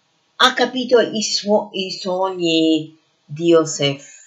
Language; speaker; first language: Italian; non-native, fluent; English